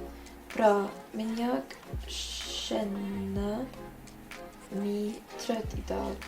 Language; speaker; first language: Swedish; non-native, learner; English